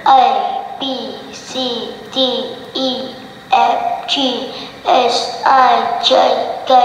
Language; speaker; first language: English; non-native, learner; Vietnamese